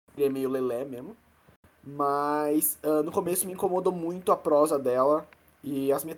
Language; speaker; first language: Portuguese; native; Portuguese